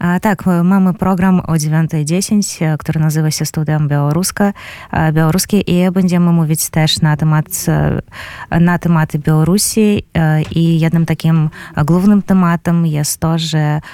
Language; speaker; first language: Polish; non-native, fluent; Belarusian